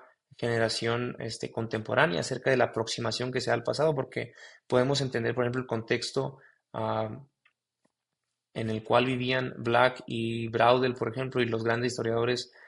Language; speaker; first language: Spanish; native; Spanish